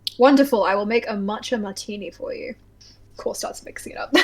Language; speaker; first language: English; native; English